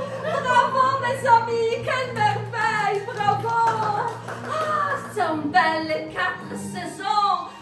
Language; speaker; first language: French; non-native, fluent; Italian